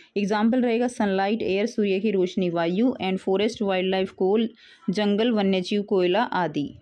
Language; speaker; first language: Hindi; native; Hindi